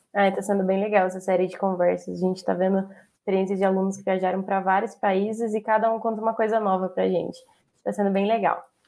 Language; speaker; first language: Portuguese; native; Portuguese